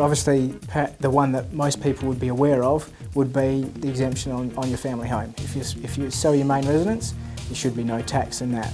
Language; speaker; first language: English; native; English